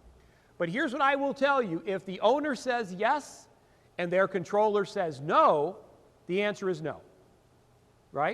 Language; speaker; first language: English; native; English